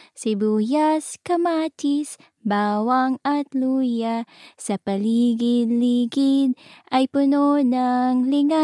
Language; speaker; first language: Russian; non-native, learner; Filipino